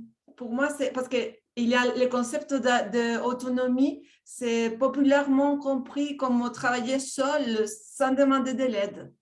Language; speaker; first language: French; non-native, fluent; Spanish